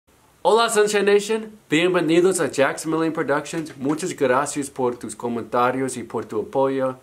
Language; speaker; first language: Spanish; non-native, learner; English